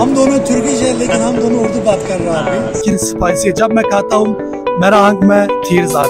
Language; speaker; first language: Hindi; non-native, learner; Turkish